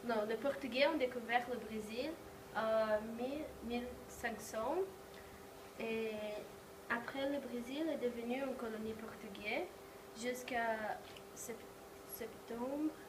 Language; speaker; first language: French; non-native, learner; Portuguese